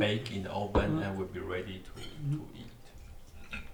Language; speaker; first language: English; non-native, learner; Chinese